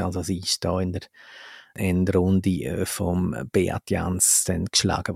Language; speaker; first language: German; native; German